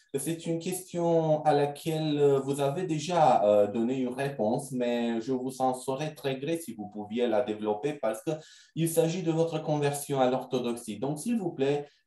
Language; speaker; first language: French; non-native, fluent; Romanian